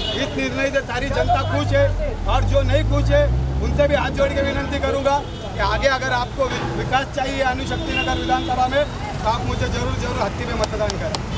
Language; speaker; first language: Hindi; native; Hindi